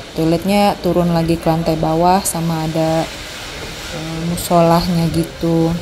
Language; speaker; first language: Indonesian; native; Indonesian